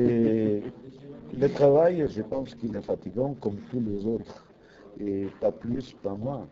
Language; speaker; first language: French; non-native, fluent; Italian